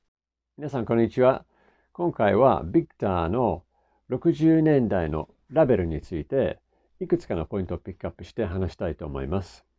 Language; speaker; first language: Japanese; non-native, fluent; English